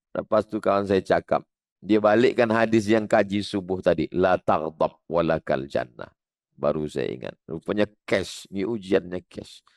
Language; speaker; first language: Malay; native; Malay